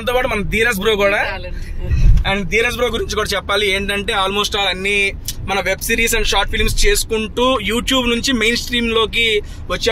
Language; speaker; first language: Telugu; native; Telugu